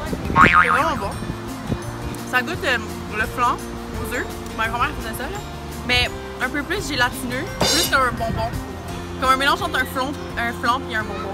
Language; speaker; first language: French; native; French